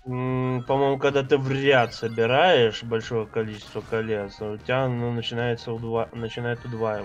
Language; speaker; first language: Russian; native; Russian